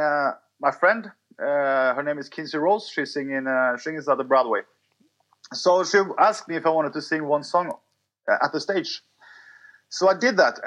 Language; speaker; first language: English; non-native, fluent; Norwegian